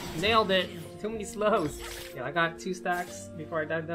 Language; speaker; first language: English; native; English